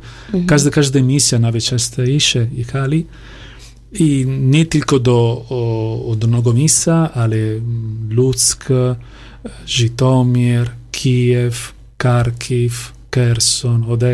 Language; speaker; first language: Polish; non-native, learner; Italian